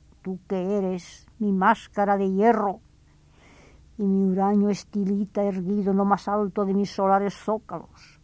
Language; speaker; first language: Spanish; native; Spanish